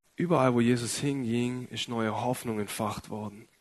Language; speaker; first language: German; native; German